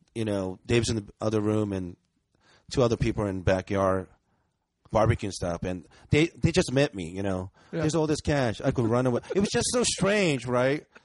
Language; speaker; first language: English; early bilingual, other home language; Japanese